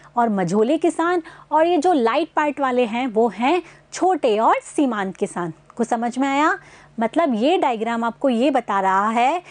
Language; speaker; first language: Hindi; native; Hindi